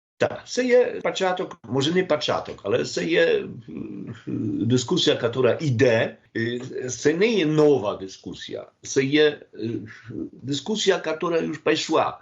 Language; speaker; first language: Polish; non-native, learner; Ukrainian